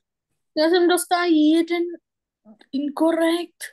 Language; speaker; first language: Czech; non-native, learner; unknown